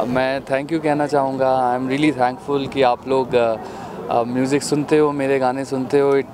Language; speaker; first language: Hindi; native; Hindi